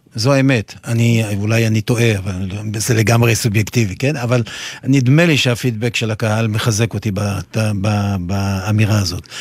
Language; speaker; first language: Hebrew; non-native, fluent; French